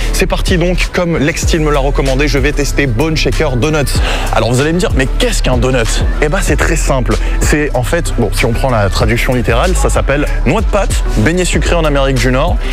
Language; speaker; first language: French; native; French